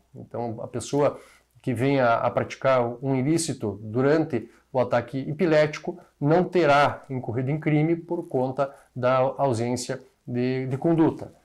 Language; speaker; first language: Portuguese; native; Portuguese